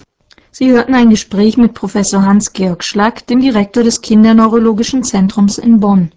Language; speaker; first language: German; native; German